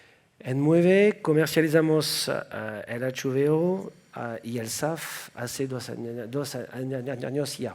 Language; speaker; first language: Spanish; non-native, fluent; French